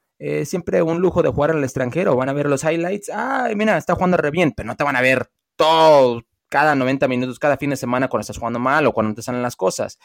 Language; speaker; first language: Spanish; early bilingual, heritage; Spanish